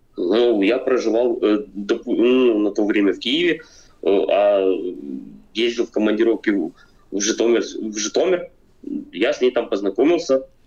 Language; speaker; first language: Russian; native; Russian